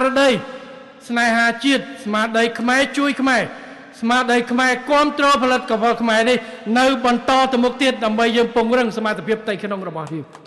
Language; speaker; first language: Khmer; native; Khmer